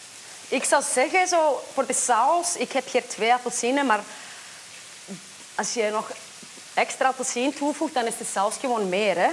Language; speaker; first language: Dutch; non-native, fluent; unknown